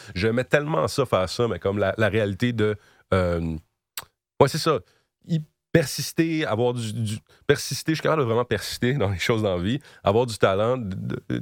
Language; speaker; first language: French; native; French